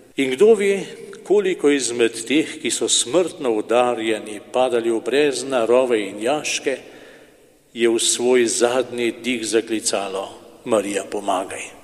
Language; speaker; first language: Slovenian; native; Slovenian